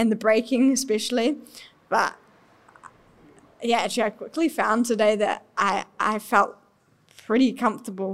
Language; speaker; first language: English; native; English